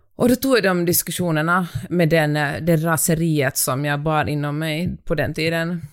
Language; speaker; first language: Swedish; native; Swedish